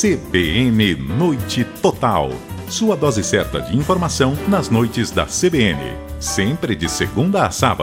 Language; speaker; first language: Portuguese; native; Portuguese